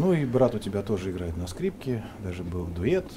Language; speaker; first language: Russian; native; Russian